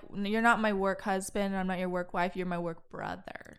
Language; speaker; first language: English; native; English